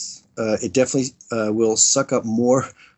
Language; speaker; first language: English; native; English